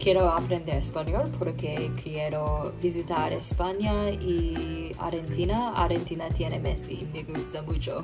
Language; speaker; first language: Spanish; non-native, learner; Korean